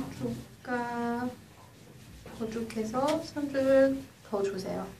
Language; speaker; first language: Korean; non-native, learner; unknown